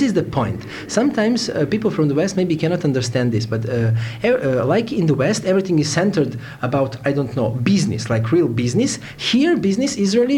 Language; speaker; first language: English; non-native, fluent; Serbian